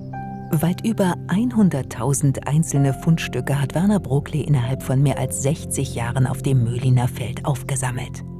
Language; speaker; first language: German; native; German